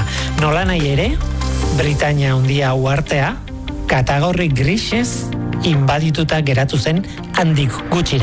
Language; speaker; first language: Basque; native; Basque